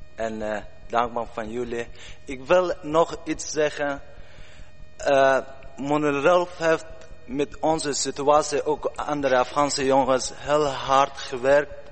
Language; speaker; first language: Dutch; non-native, learner; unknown